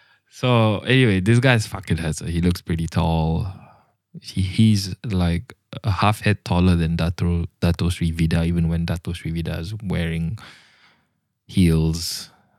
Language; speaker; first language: English; non-native, local second language; Malay